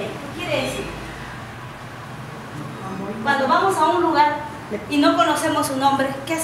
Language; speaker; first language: Spanish; native; Spanish